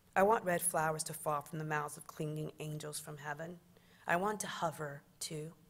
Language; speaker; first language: English; native; English